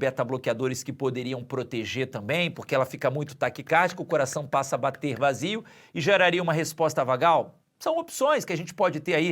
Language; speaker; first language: Portuguese; native; Portuguese